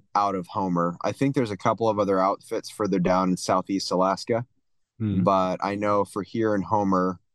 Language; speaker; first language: English; native; English